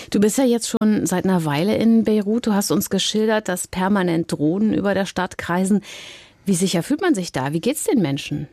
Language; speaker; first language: German; native; German